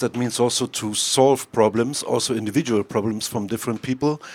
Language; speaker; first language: English; non-native, fluent; German